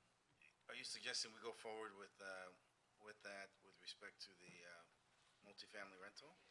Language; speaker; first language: English; native; English